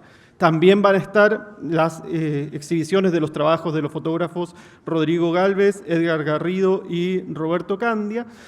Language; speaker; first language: Spanish; native; Spanish